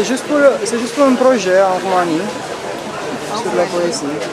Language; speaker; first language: French; non-native, fluent; Romanian